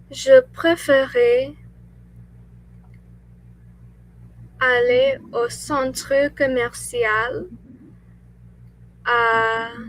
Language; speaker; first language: French; non-native, learner; English